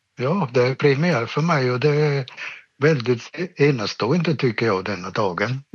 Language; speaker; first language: Swedish; non-native, fluent; German